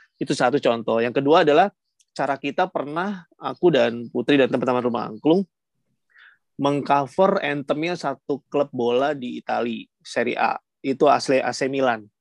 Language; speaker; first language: Indonesian; native; Indonesian